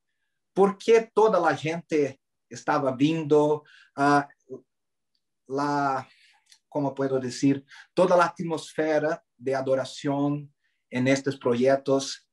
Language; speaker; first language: Spanish; non-native, learner; Portuguese